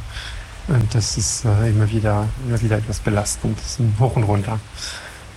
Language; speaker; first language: German; non-native, fluent; French